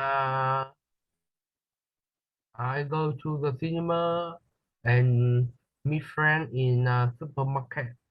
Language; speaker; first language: English; non-native, learner; Vietnamese